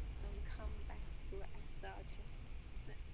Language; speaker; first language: English; non-native, learner; Chinese